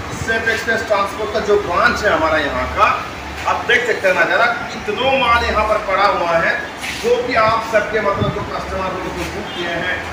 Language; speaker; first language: Hindi; non-native, local second language; Bangla